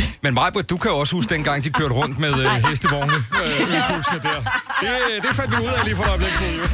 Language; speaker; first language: Danish; native; Danish